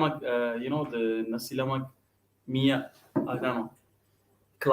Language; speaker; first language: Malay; non-native, learner; Turkish